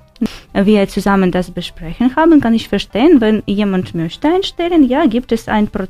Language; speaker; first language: German; non-native, learner; Ukrainian